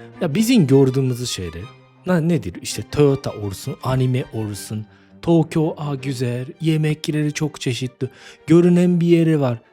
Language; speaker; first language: Turkish; non-native, fluent; Japanese